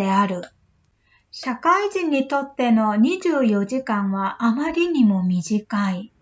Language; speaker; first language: Japanese; non-native, fluent; Korean